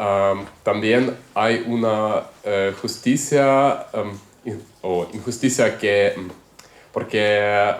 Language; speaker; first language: Spanish; non-native, learner; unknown